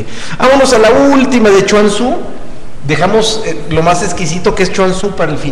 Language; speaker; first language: Spanish; native; Spanish